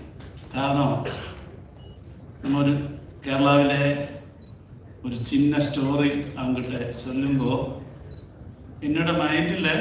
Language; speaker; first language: Tamil; non-native, learner; Malayalam